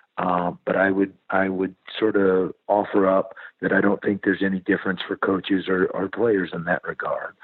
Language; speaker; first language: English; native; English